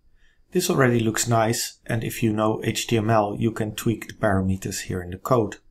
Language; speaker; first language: English; non-native, fluent; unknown